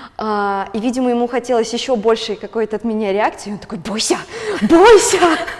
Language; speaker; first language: Russian; native; Russian